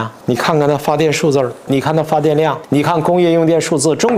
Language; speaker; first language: Chinese; native; Chinese